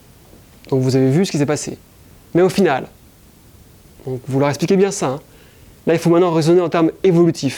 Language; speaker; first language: French; native; French